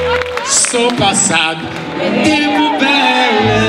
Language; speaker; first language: Italian; non-native, fluent; Portuguese